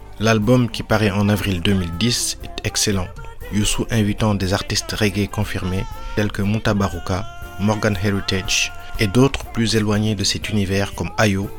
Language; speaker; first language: French; non-native, local second language; Wolof